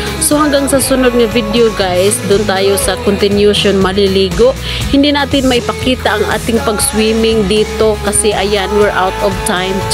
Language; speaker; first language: Filipino; non-native, local second language; Cebuano